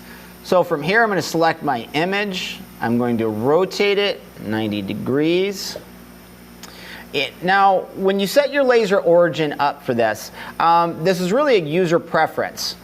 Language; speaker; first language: English; native; English